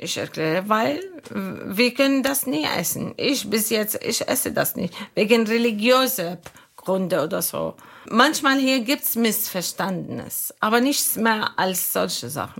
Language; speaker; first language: German; non-native, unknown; Arabic